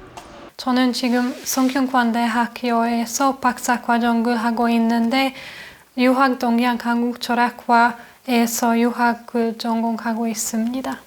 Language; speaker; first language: Korean; non-native, fluent; Hungarian